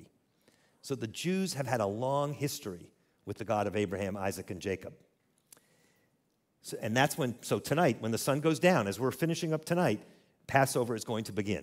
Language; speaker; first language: English; native; English